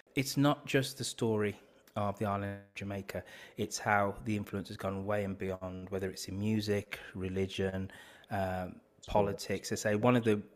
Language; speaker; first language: English; native; English